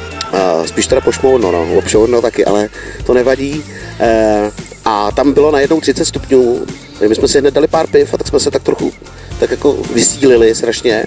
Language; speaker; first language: Czech; native; Czech